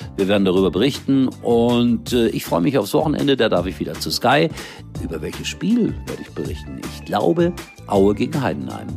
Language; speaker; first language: German; native; German